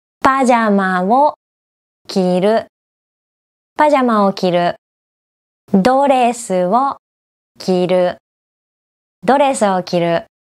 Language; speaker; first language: Japanese; native; Japanese